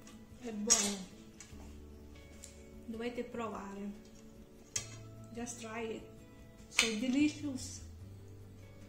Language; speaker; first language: Italian; non-native, learner; Filipino